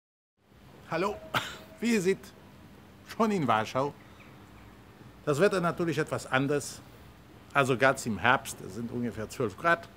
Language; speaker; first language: German; non-native, fluent; Polish